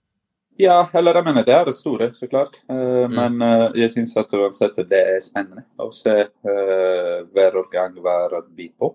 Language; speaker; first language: Norwegian; non-native, fluent; Italian